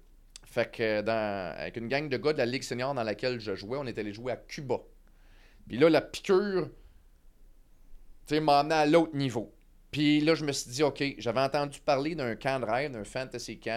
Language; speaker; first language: French; native; French